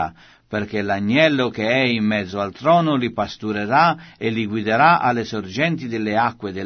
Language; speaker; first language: Italian; native; Italian